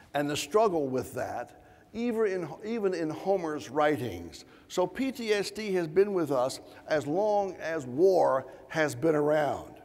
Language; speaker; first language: English; native; English